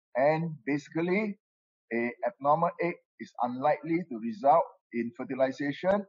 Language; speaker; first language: English; non-native, local second language; Min Nan Chinese